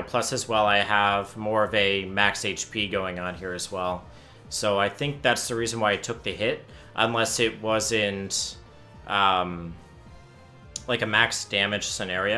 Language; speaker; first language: English; native; English